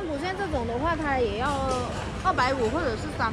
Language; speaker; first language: Chinese; native; Chinese